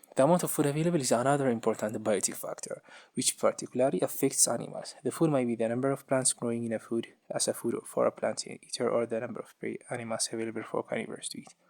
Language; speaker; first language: English; non-native, local second language; Amharic